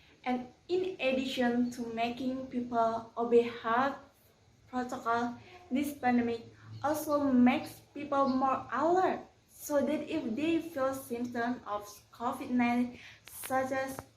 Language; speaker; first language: English; non-native, learner; Indonesian